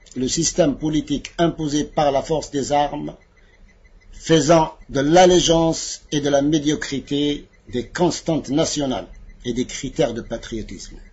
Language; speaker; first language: French; non-native, local second language; Arabic